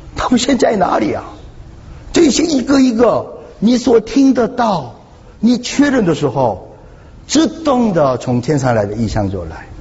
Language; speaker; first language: Chinese; non-native, fluent; Korean